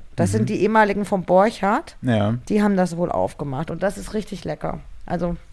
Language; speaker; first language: German; native; German